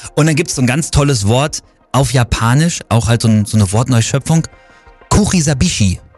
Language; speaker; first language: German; native; German